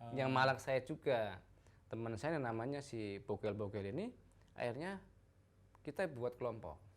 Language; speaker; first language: Indonesian; non-native, local second language; Javanese